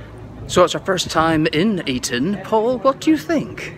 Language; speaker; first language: English; native; English